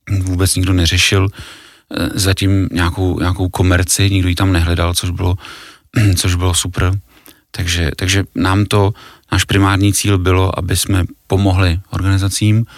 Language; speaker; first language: Czech; native; Czech